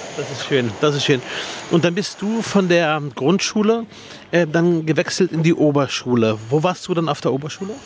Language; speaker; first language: German; early bilingual, other home language; Arabic